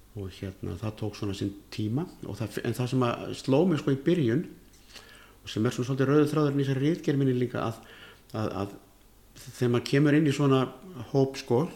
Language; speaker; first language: Icelandic; native; Icelandic